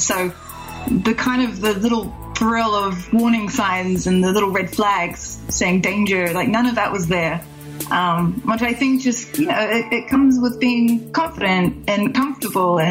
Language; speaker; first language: English; native; English